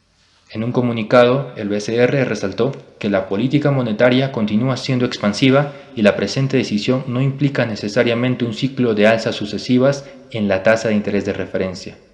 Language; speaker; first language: Spanish; native; Spanish